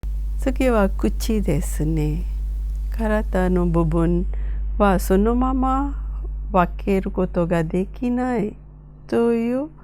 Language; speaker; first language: Japanese; non-native, fluent; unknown